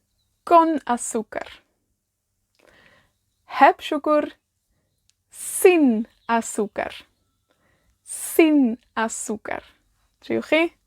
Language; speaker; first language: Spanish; non-native, fluent; Welsh